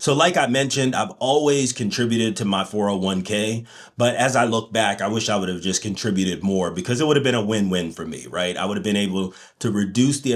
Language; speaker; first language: English; native; English